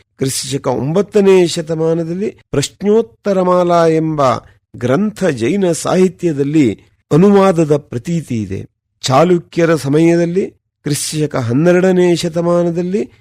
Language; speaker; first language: Kannada; native; Kannada